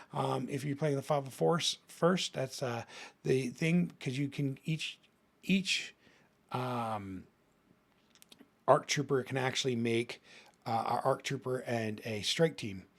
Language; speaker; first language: English; native; English